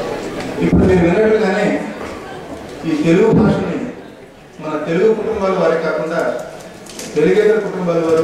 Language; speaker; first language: Telugu; native; Telugu